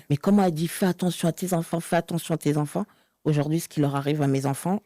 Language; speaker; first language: French; native; French